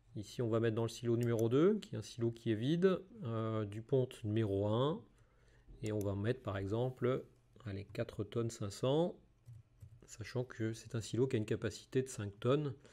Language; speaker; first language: French; native; French